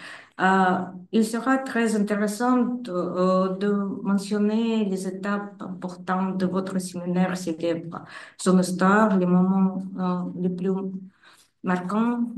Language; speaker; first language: French; non-native, fluent; Russian